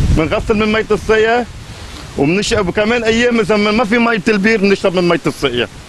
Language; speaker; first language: Arabic; native; Arabic